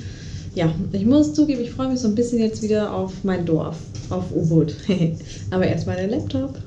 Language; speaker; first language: German; native; German